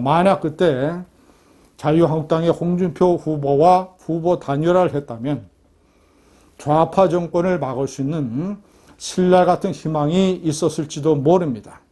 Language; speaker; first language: Korean; native; Korean